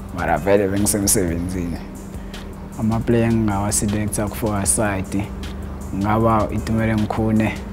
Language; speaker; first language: Zulu; non-native, local second language; Xhosa